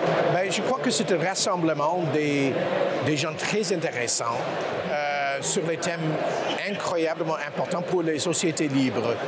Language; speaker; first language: French; non-native, local second language; English